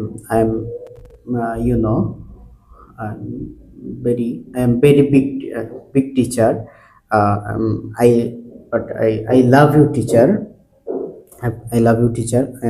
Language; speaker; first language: English; non-native, learner; Bangla